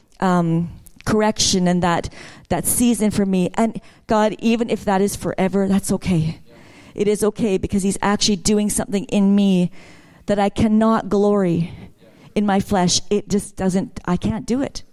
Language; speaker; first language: English; native; English